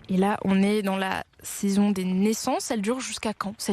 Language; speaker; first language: French; native; French